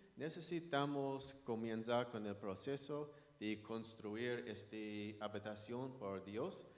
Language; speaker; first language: Spanish; non-native, learner; English